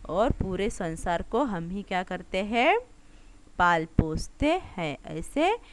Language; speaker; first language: Hindi; non-native, local second language; Marathi